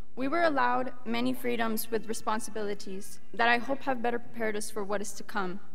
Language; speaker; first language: English; early bilingual, other home language; Spanish